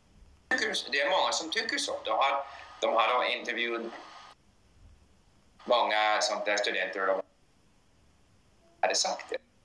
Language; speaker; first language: Swedish; non-native, fluent; English